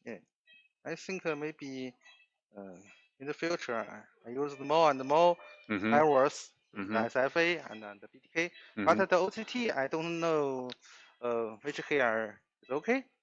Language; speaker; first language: English; non-native, learner; Chinese